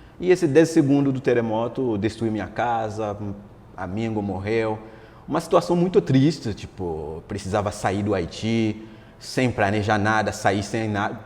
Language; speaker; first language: Portuguese; non-native, fluent; Haitian Creole